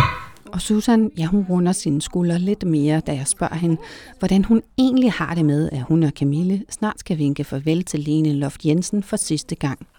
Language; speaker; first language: Danish; native; Danish